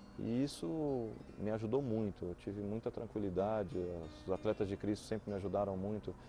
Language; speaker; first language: Portuguese; early bilingual, other home language; Spanish